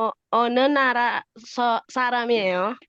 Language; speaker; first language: Korean; non-native, learner; Indonesian